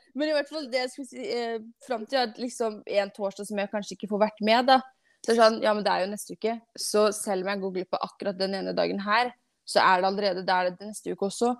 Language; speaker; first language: Norwegian; non-native, fluent; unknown